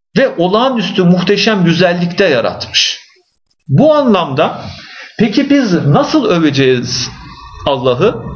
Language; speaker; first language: Turkish; native; Turkish